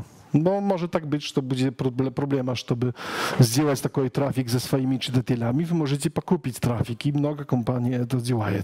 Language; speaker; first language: Russian; non-native, learner; Polish